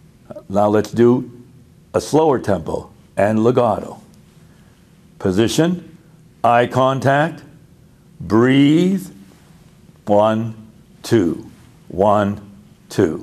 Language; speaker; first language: English; native; English